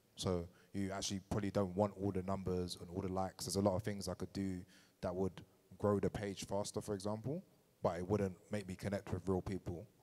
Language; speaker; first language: English; native; English